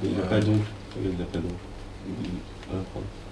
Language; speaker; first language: French; native; French